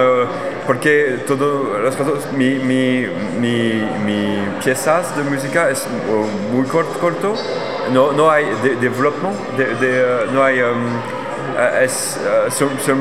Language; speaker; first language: Spanish; non-native, learner; French